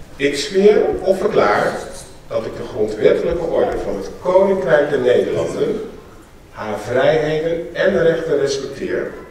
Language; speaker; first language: Dutch; native; Dutch